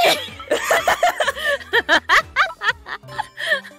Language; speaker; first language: Japanese; native; Japanese